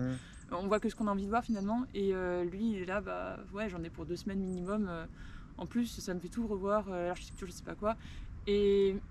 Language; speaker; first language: French; native; French